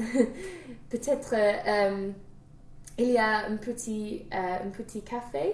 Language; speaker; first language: French; non-native, learner; English